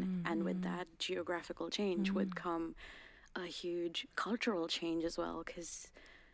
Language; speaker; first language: English; non-native, local second language; Garhwali